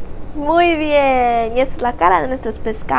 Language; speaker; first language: Spanish; early bilingual, heritage; Spanish